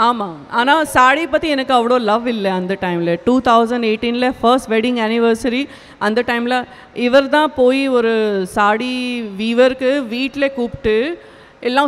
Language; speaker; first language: Tamil; non-native, learner; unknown